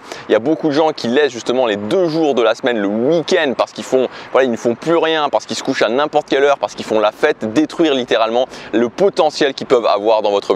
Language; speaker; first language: French; native; French